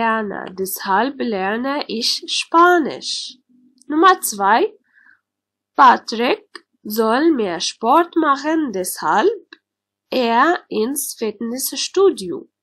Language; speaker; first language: German; non-native, learner; Arabic